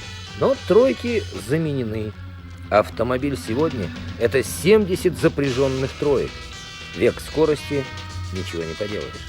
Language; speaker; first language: Russian; native; Russian